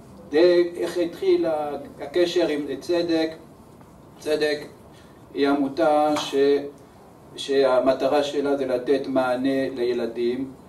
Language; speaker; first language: Hebrew; early bilingual, other home language; French